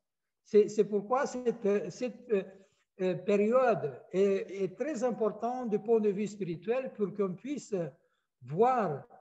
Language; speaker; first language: French; non-native, fluent; Romanian